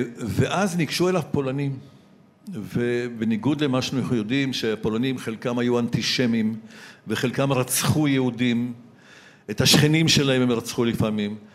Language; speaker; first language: Hebrew; early bilingual, other home language; Polish